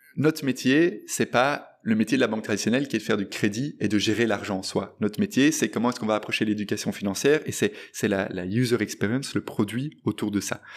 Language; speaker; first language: French; native; French